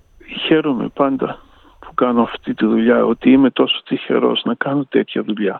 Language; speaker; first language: Greek; early bilingual, heritage; Greek